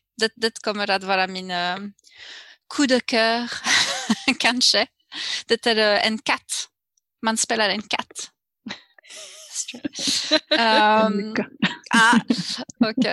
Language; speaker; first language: Swedish; non-native, learner; French